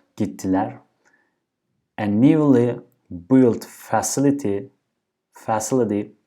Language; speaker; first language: English; non-native, fluent; Turkish